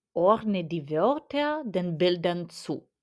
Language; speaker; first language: German; non-native, fluent; Ukrainian